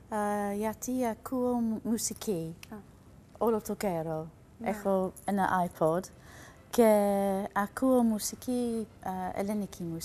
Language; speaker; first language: Greek; non-native, learner; English